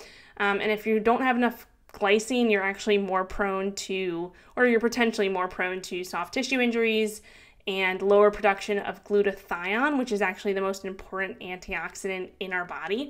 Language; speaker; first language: English; native; English